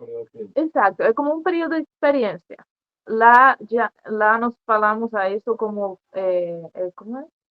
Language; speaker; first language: Portuguese; non-native, learner; Spanish